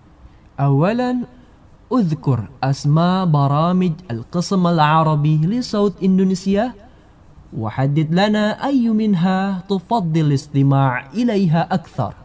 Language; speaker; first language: Arabic; non-native, fluent; Indonesian